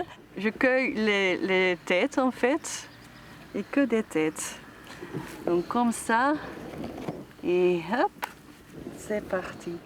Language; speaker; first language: French; non-native, fluent; Dutch